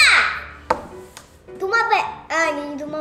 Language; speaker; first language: Russian; early bilingual, heritage; Russian